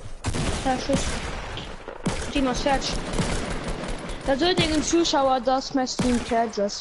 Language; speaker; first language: German; non-native, local second language; Luxembourgish